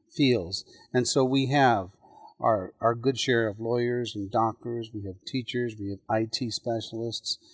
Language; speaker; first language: English; native; English